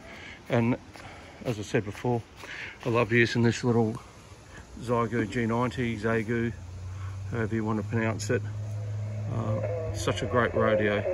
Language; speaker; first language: English; native; English